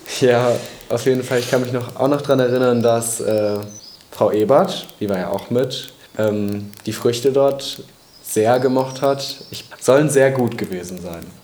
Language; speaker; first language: German; native; German